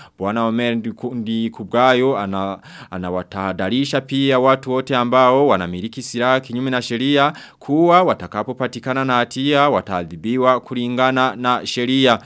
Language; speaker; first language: Swahili; non-native, local second language; Rundi